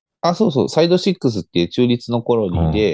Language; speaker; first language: Japanese; native; Japanese